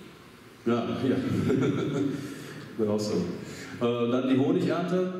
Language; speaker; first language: German; native; German